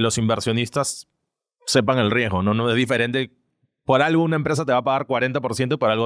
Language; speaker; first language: Spanish; native; Spanish